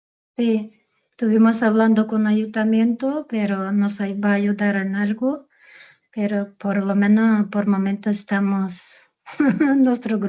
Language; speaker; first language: Spanish; non-native, fluent; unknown